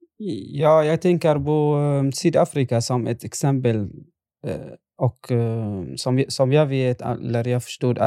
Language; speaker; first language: Swedish; non-native, fluent; Arabic